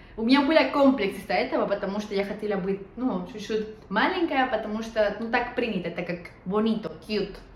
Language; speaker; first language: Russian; non-native, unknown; Spanish